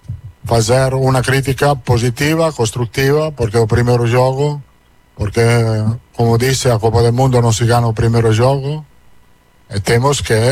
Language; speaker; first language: Portuguese; non-native, learner; Italian